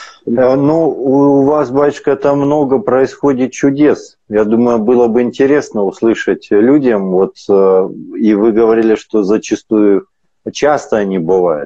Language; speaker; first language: Russian; native; Russian